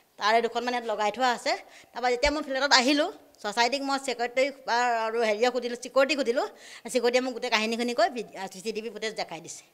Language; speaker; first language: Assamese; native; Assamese